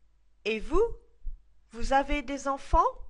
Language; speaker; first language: French; non-native, fluent; English